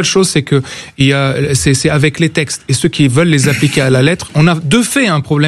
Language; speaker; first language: French; non-native, local second language; Arabic